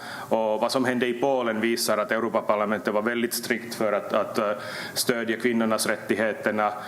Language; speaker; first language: Swedish; native; Swedish